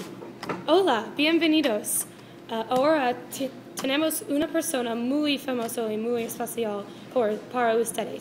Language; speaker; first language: Spanish; non-native, learner; English